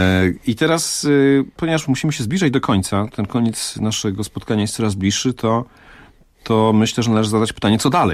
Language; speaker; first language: Polish; native; Polish